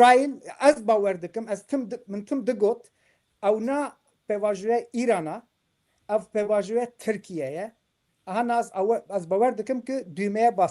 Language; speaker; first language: Kurdish; non-native, local second language; Turkish